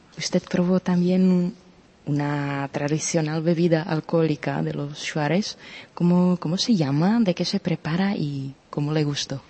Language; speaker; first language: Spanish; non-native, fluent; Czech